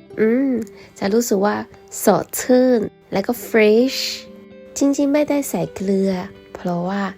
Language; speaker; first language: Thai; non-native, fluent; Chinese